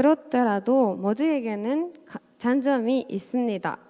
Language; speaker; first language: Korean; non-native, fluent; Japanese